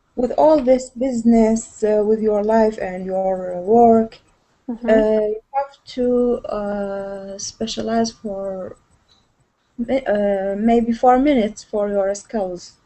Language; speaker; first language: English; non-native, learner; Arabic